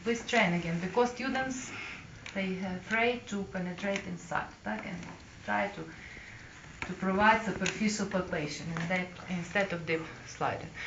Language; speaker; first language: English; non-native, fluent; Ukrainian